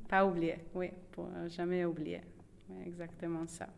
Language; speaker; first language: French; non-native, fluent; Italian